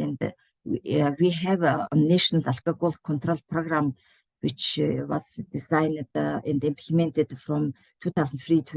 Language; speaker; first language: English; non-native, fluent; Mongolian